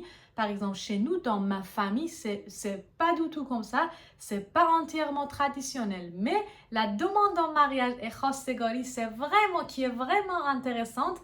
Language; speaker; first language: French; non-native, fluent; Persian